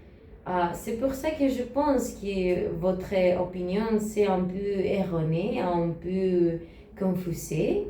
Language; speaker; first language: French; non-native, learner; Spanish